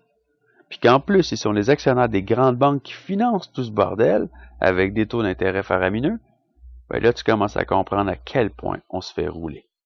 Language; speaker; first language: French; native; French